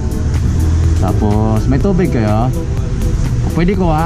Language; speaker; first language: Filipino; non-native, local second language; Cebuano